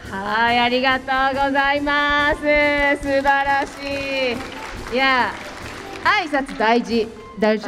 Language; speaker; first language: Japanese; native; Japanese